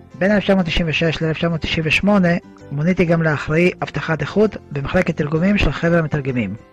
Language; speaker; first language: Hebrew; early bilingual, other home language; Russian